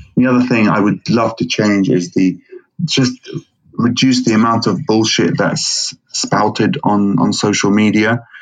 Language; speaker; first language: English; non-native, fluent; Arabic